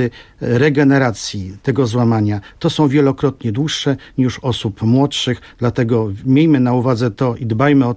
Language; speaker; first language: Polish; native; Polish